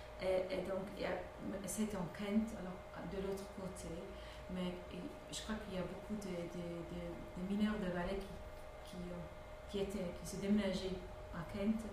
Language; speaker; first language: French; non-native, fluent; English